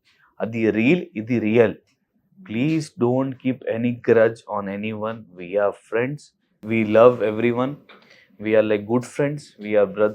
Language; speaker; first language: Telugu; non-native, learner; Hindi